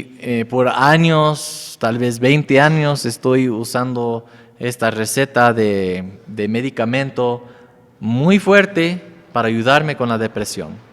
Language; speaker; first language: Spanish; non-native, fluent; English